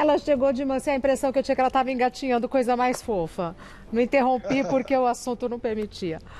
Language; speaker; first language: Portuguese; native; Portuguese